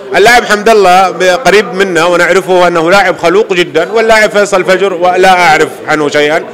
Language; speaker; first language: Arabic; native; Arabic